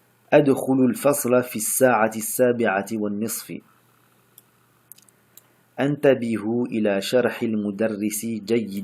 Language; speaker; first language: Arabic; non-native, fluent; French